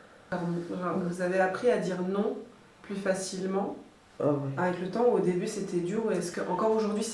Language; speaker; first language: French; native; French